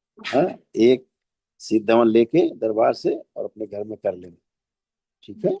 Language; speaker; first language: Hindi; native; Hindi